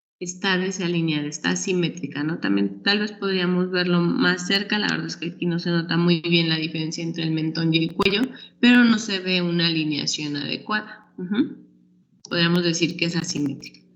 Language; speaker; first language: Spanish; native; Spanish